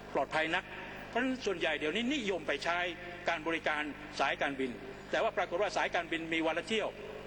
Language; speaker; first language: Thai; non-native, local second language; Pattani Malay